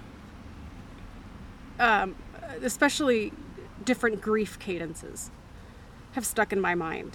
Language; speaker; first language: English; native; English